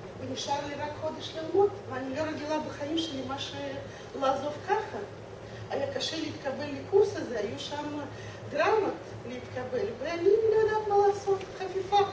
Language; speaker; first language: Hebrew; non-native, fluent; Russian